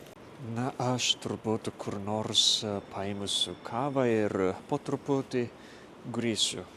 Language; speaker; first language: Lithuanian; non-native, fluent; Japanese